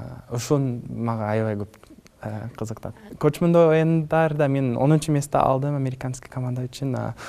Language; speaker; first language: Kyrgyz; non-native, learner; English